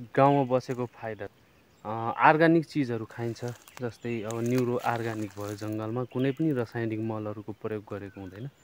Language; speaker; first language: Nepali; non-native, local second language; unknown